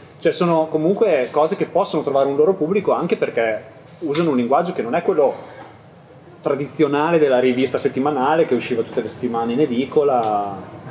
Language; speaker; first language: Italian; native; Italian